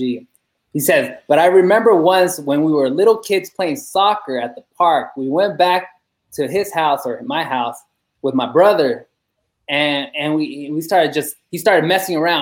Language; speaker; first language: English; early bilingual, other home language; Spanish